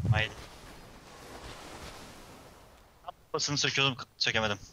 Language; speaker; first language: Turkish; native; Turkish